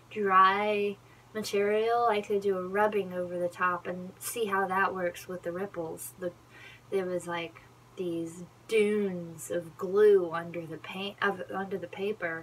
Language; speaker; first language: English; native; English